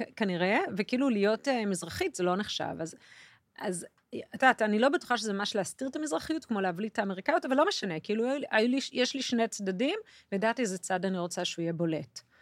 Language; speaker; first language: Hebrew; early bilingual, other home language; English